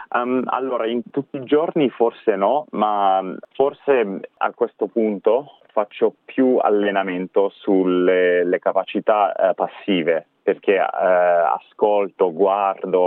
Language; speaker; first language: Italian; non-native, fluent; English